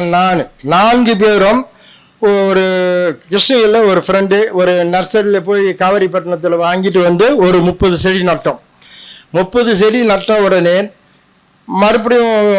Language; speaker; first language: Tamil; native; Tamil